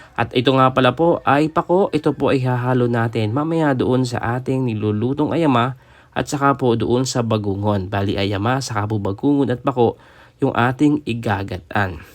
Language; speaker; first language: Filipino; native; Filipino